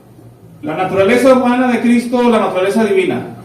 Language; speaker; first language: Spanish; native; Spanish